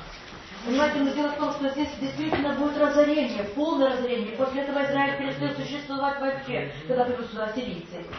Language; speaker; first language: Russian; native; Russian